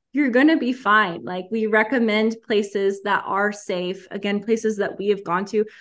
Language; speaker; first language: English; early bilingual, heritage; Spanish